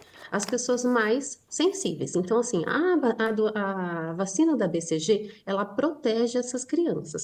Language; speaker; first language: Portuguese; native; Portuguese